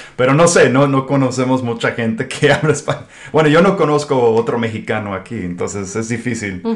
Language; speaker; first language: Spanish; non-native, fluent; English